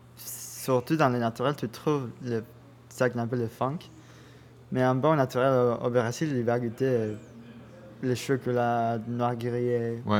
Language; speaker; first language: French; non-native, learner; Spanish